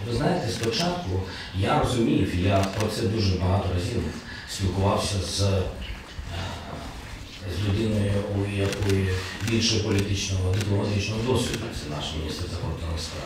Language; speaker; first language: Ukrainian; non-native, local second language; Russian